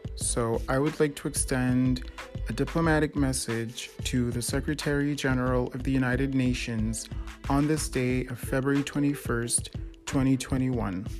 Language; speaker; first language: English; native; English